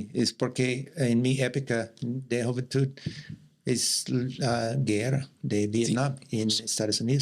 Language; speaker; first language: Spanish; non-native, learner; English